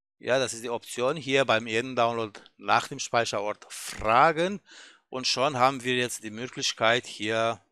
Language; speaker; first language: German; native; German